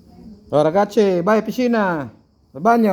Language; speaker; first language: Italian; non-native, learner; Filipino